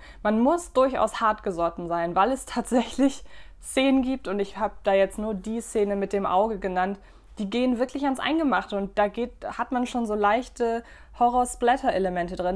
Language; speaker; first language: German; native; German